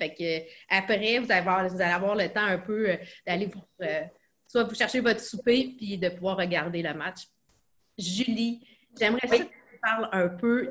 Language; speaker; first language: French; native; French